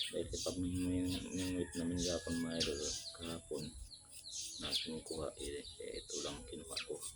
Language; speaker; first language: Filipino; non-native, local second language; Cebuano